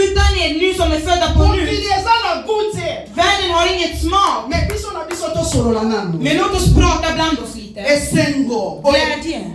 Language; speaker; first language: Swedish; non-native, learner; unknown